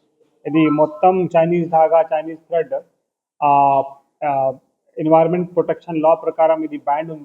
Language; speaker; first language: Telugu; non-native, local second language; Urdu